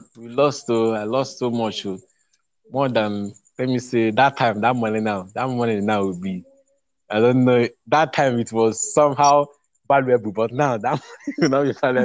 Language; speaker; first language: English; non-native, local second language; Igbo